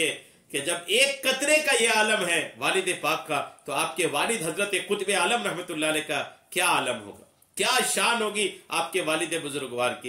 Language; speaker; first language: Urdu; native; Urdu